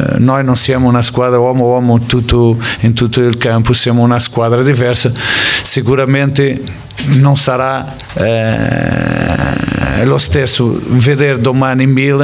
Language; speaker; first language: Italian; non-native, fluent; Portuguese